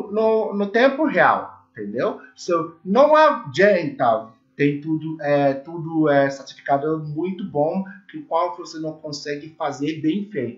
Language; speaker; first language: Portuguese; non-native, learner; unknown